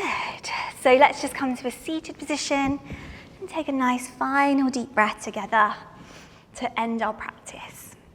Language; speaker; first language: English; native; English